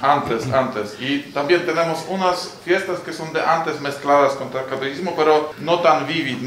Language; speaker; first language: Spanish; non-native, fluent; Polish